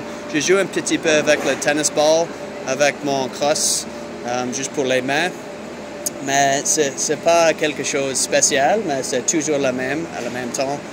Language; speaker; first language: French; non-native, learner; English